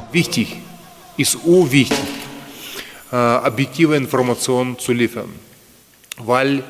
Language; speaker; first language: German; non-native, learner; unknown